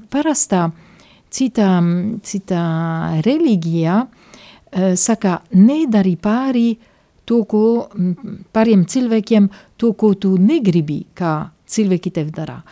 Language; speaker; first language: Latvian; non-native, fluent; Italian